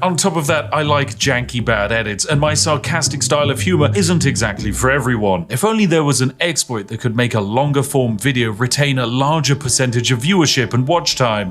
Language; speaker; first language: English; native; English